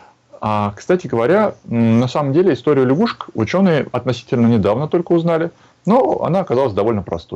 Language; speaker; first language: Russian; native; Russian